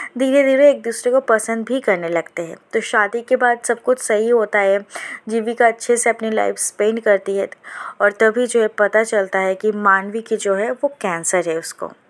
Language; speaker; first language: Hindi; non-native, local second language; Bangla